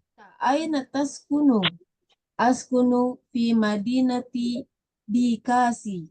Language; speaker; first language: Arabic; non-native, learner; Indonesian